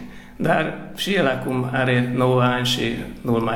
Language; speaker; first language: Romanian; early bilingual, heritage; Romanian